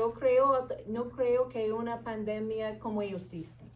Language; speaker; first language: Spanish; non-native, fluent; English